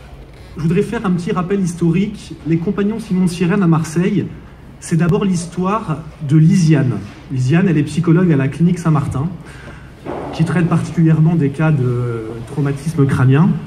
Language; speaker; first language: French; native; French